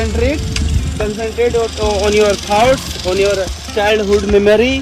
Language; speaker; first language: English; non-native, local second language; Hindi